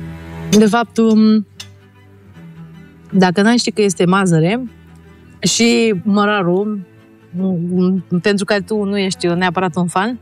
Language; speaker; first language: Romanian; native; Romanian